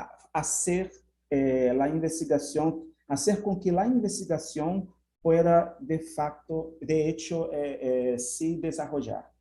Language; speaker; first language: Spanish; non-native, fluent; Portuguese